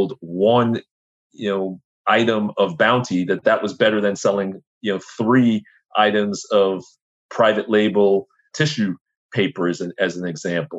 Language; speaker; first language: English; native; English